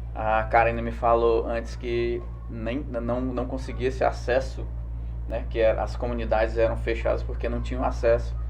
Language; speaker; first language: Portuguese; native; Portuguese